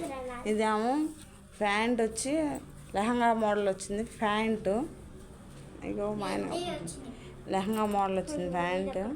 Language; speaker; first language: Telugu; native; Telugu